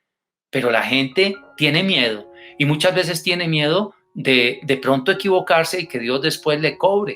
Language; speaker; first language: Spanish; native; Spanish